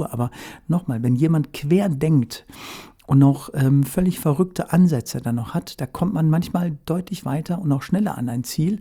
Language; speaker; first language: German; native; German